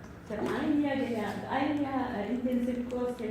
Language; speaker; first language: German; non-native, learner; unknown